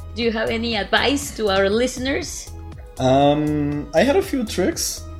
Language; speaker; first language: English; non-native, fluent; Portuguese